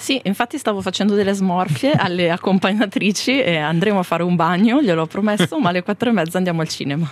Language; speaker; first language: Italian; native; Italian